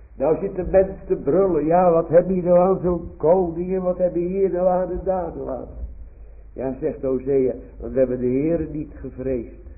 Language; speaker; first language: Dutch; native; Dutch